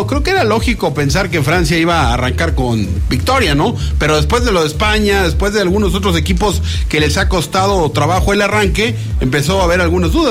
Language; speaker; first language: Spanish; native; Spanish